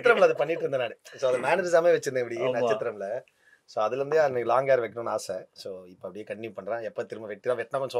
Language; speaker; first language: Tamil; native; Tamil